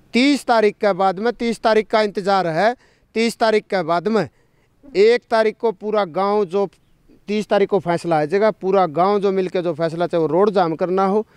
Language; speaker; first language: Hindi; native; Hindi